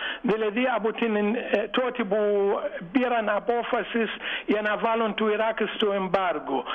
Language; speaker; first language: Greek; non-native, fluent; Arabic